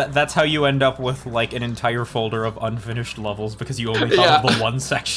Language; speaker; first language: English; native; English